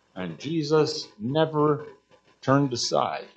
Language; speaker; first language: English; native; English